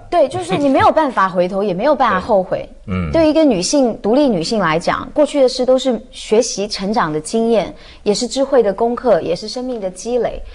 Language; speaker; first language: Chinese; native; Chinese